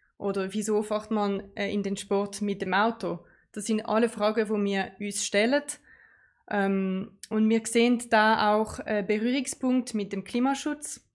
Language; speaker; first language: German; non-native, local second language; French